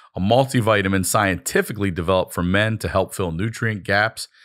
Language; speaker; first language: English; native; English